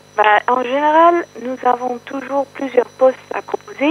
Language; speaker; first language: French; non-native, fluent; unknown